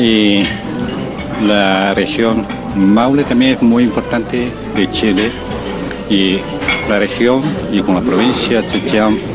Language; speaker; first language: Spanish; non-native, fluent; Chinese